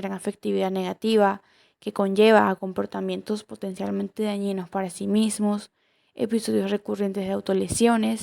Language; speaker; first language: Spanish; native; Spanish